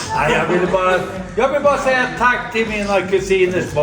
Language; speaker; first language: Swedish; native; Swedish